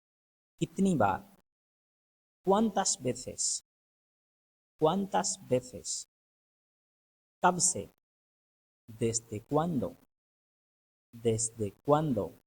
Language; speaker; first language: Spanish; non-native, fluent; Urdu